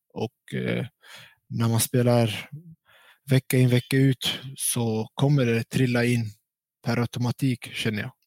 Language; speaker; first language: Swedish; early bilingual, other home language; Central Kurdish